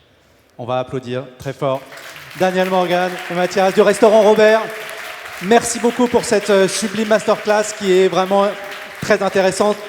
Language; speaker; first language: French; native; French